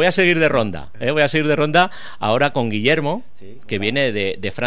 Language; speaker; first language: Spanish; native; Spanish